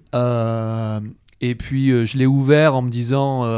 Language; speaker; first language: French; native; French